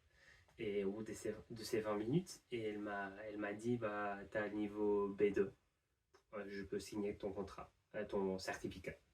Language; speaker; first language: French; non-native, fluent; English